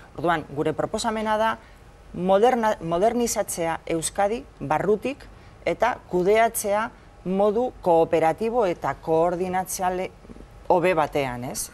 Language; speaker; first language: Basque; non-native, local second language; Spanish